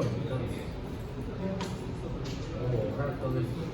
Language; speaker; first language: Spanish; native; Spanish